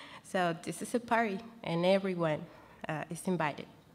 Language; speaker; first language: English; non-native, fluent; Spanish